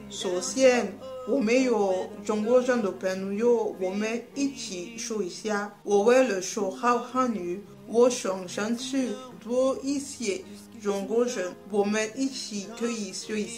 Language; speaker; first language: Chinese; non-native, learner; French